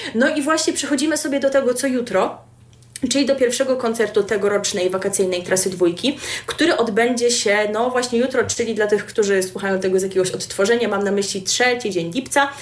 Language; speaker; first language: Polish; native; Polish